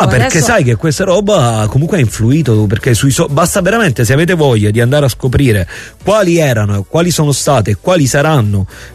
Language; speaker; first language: Italian; native; Italian